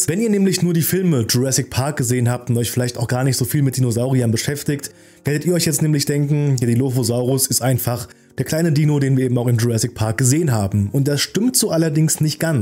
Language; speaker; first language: German; native; German